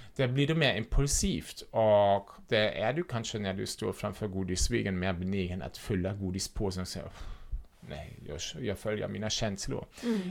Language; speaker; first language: Swedish; non-native, fluent; German